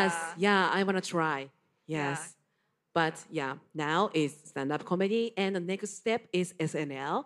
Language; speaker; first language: English; non-native, learner; Japanese